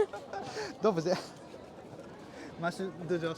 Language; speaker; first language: Polish; non-native, learner; Japanese